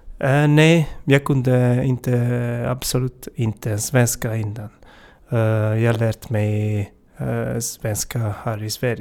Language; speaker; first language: Swedish; non-native, learner; Italian